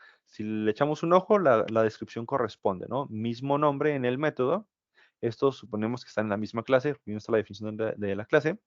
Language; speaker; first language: Spanish; native; Spanish